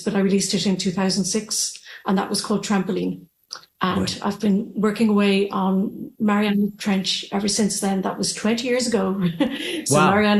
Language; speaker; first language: English; native; English